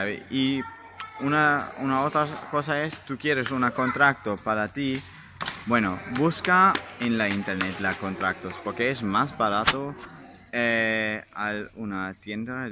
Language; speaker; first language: Spanish; non-native, learner; German